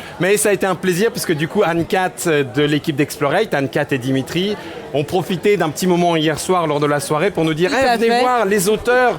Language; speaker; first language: French; native; French